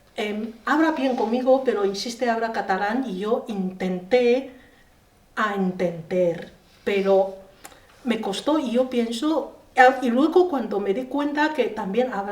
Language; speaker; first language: Spanish; non-native, learner; Chinese